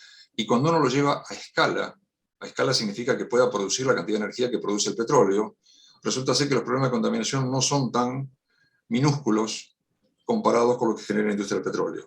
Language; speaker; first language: Spanish; native; Spanish